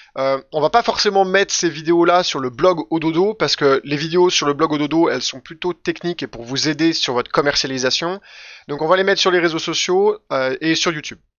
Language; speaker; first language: French; native; French